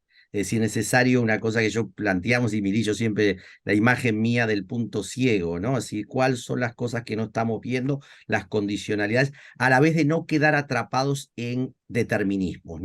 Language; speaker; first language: Spanish; native; Spanish